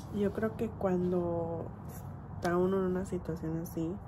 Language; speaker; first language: Spanish; early bilingual, heritage; Spanish